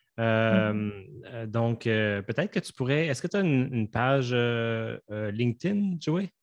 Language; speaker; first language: French; native; French